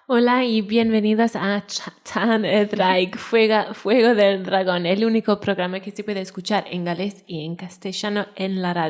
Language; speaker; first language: Spanish; non-native, fluent; Welsh